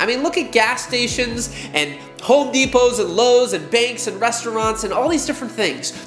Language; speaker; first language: English; native; English